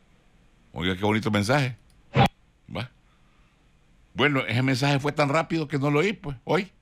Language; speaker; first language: Spanish; native; Spanish